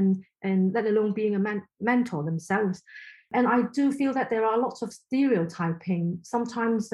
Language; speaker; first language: English; non-native, local second language; Cantonese